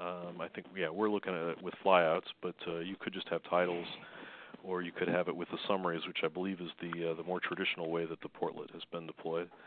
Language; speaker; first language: English; native; English